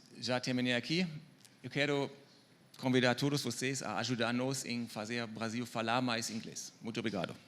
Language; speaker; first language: Portuguese; non-native, fluent; German